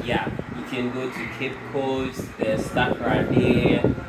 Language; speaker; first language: English; non-native, local second language; Akan